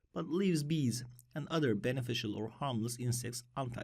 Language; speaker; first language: English; non-native, fluent; Turkish